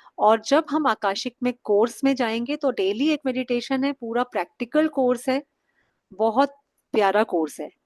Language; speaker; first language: Hindi; native; Hindi